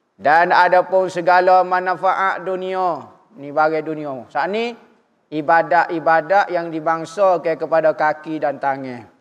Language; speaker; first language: Malay; native; Malay